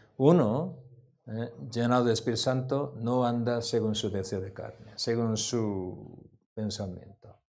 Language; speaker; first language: Spanish; non-native, learner; Korean